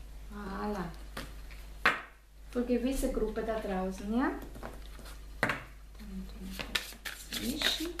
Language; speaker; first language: German; non-native, fluent; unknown